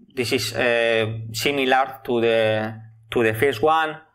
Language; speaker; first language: English; non-native, learner; Spanish